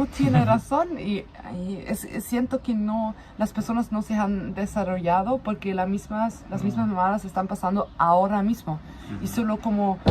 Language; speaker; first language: Spanish; non-native, fluent; German